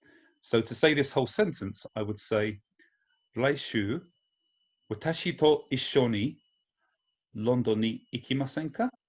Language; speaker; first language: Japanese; non-native, fluent; English